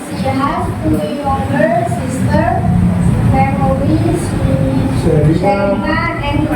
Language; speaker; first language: English; non-native, learner; Indonesian